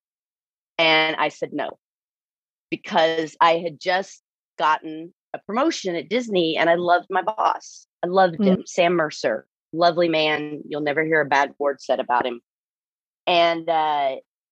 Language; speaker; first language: English; native; English